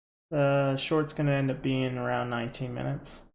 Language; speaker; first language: English; native; English